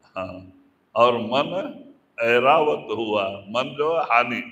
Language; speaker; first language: Hindi; non-native, local second language; Kannada